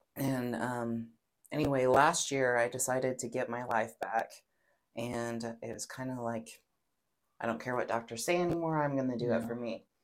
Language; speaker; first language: English; native; English